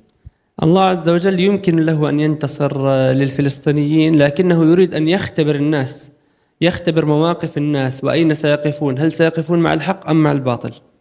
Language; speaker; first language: Arabic; native; Arabic